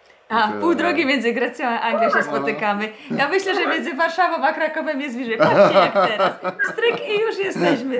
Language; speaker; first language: Polish; native; Polish